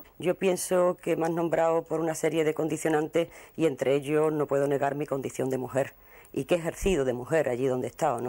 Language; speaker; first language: Spanish; native; Spanish